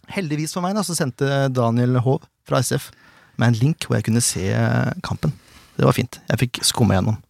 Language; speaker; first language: Norwegian; native; Norwegian